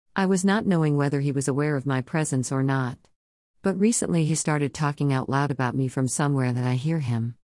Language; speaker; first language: English; non-native, local second language; Tamil